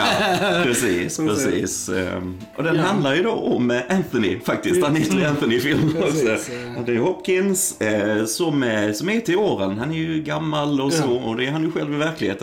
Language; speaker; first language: Swedish; native; Swedish